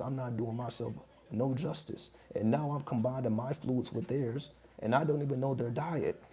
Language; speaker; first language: English; native; English